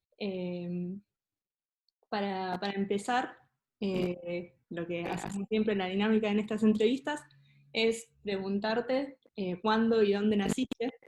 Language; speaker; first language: Spanish; native; Spanish